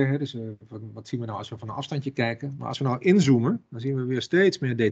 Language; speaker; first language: Dutch; native; Dutch